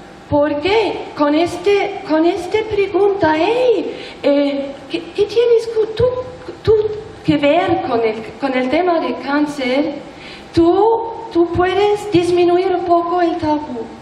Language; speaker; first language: Spanish; non-native, learner; German